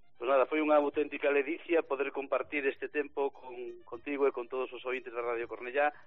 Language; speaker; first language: Galician; native; Galician